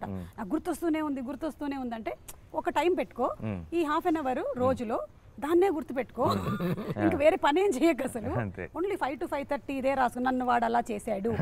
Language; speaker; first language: Telugu; native; Telugu